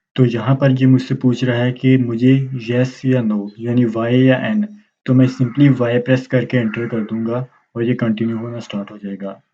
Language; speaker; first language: Urdu; native; Urdu